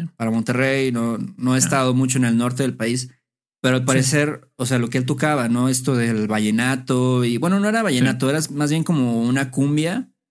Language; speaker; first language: Spanish; native; Spanish